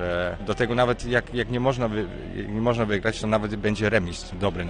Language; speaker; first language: Polish; early bilingual, heritage; Polish